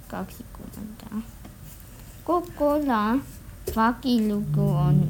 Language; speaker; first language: Finnish; non-native, learner; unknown